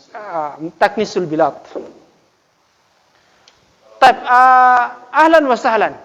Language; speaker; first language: Arabic; non-native, fluent; Indonesian